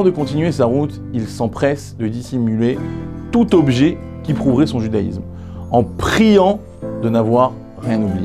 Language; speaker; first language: French; native; French